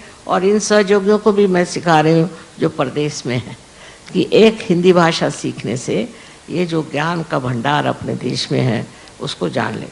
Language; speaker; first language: Hindi; non-native, local second language; Marathi